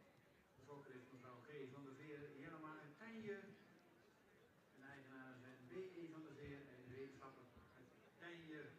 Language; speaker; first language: Dutch; native; Dutch